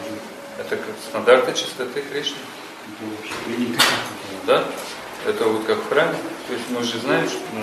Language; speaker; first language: Russian; native; Russian